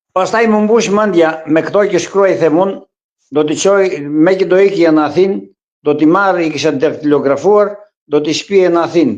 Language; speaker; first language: Albanian; non-native, local second language; Greek